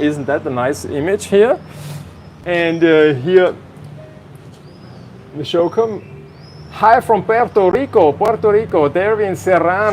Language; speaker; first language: English; non-native, fluent; German